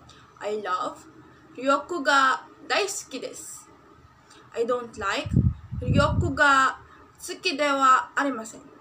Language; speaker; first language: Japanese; non-native, learner; Filipino